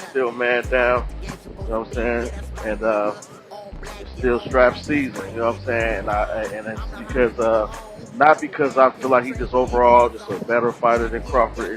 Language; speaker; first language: English; native; English